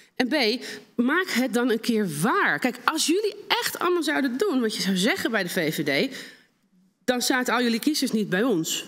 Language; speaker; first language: Dutch; native; Dutch